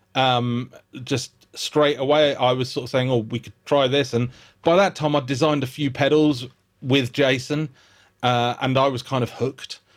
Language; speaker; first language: English; native; English